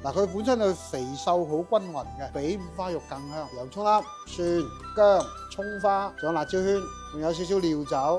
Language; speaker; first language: Cantonese; native; Cantonese